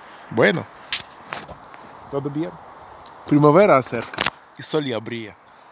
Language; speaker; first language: Spanish; non-native, fluent; Russian